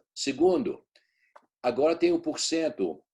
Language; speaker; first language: Portuguese; early bilingual, heritage; Portuguese